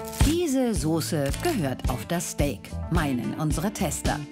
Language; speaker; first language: German; native; German